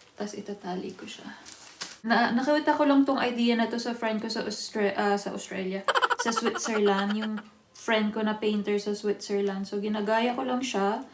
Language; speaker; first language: Filipino; native; Filipino